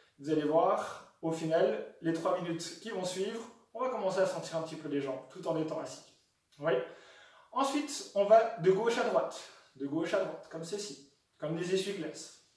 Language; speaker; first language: French; native; French